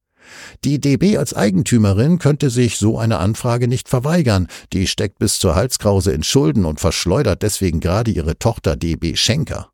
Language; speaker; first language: German; native; German